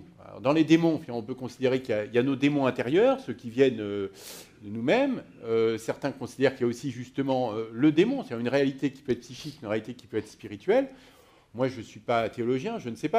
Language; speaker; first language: French; native; French